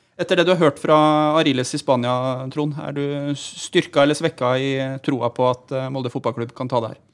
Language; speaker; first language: Norwegian; native; Norwegian